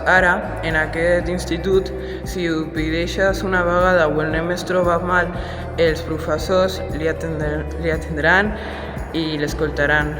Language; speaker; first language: Catalan; non-native, local second language; Spanish